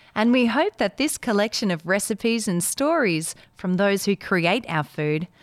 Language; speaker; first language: English; early bilingual, other home language; Dutch